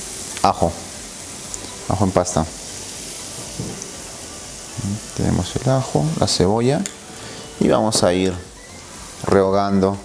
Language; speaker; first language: Spanish; native; Spanish